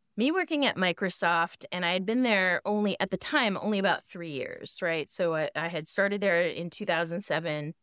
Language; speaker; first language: English; native; English